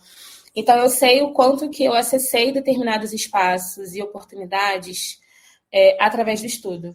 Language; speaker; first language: Portuguese; native; Portuguese